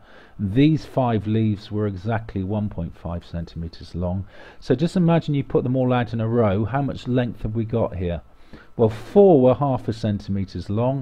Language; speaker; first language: English; native; English